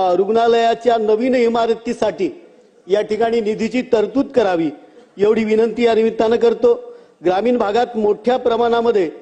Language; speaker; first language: Marathi; native; Marathi